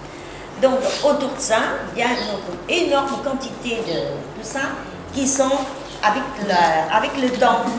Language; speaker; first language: French; non-native, fluent; Vietnamese